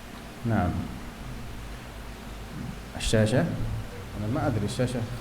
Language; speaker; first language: Arabic; non-native, fluent; Indonesian